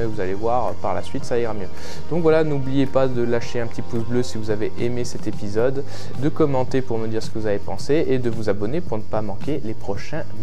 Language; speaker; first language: French; native; French